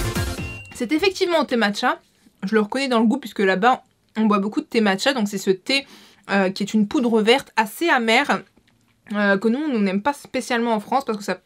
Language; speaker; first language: French; native; French